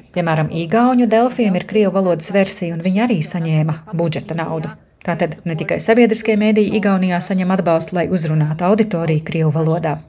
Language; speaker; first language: Latvian; native; Latvian